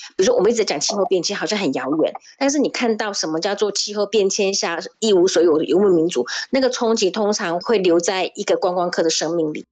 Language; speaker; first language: Chinese; native; Chinese